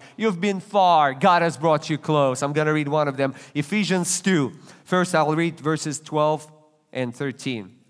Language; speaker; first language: English; non-native, fluent; Russian